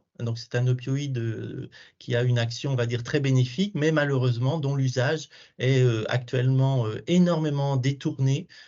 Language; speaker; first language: French; native; French